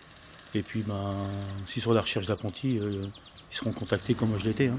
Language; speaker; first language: French; native; French